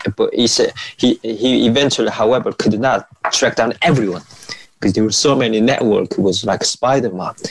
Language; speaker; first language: English; non-native, fluent; Korean